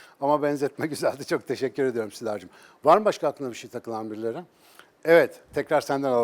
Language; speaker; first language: Turkish; native; Turkish